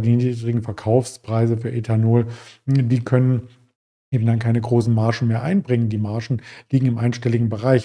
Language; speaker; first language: German; native; German